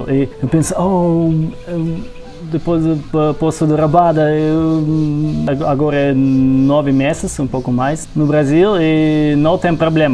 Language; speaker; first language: Portuguese; non-native, learner; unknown